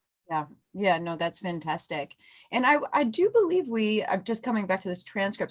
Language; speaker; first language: English; native; English